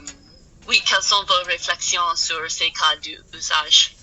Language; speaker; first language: French; non-native, learner; English